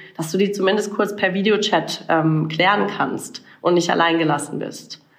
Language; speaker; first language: German; native; German